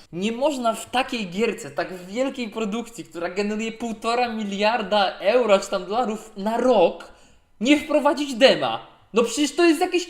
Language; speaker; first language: Polish; native; Polish